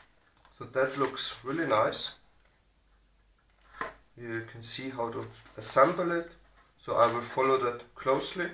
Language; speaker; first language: English; non-native, fluent; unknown